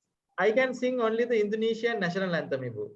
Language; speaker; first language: English; non-native, fluent; Sinhala